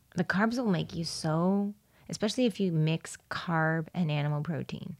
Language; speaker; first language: English; early bilingual, other home language; Spanish